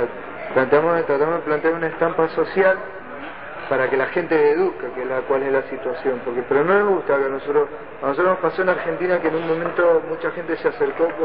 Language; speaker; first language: Spanish; native; Spanish